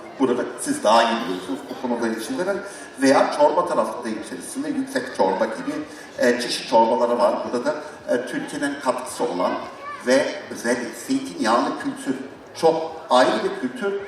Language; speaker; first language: Turkish; non-native, learner; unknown